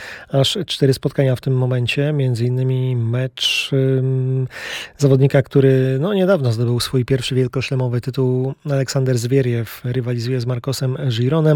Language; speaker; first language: Polish; native; Polish